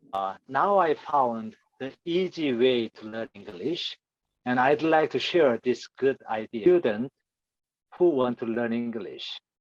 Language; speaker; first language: English; non-native, learner; Korean